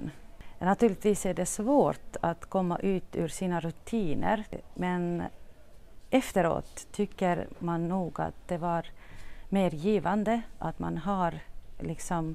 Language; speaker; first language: Swedish; non-native, fluent; Estonian